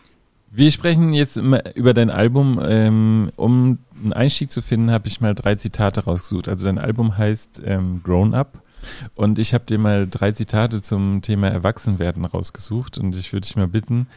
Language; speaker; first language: German; native; German